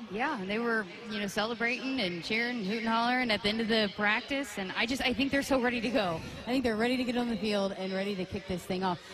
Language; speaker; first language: English; native; English